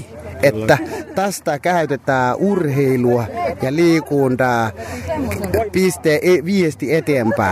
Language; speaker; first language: Finnish; non-native, fluent; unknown